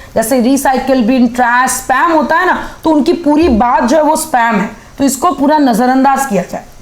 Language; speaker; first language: Hindi; native; Hindi